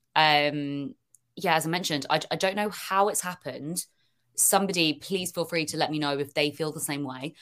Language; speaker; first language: English; native; English